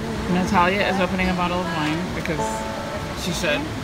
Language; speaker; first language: English; native; English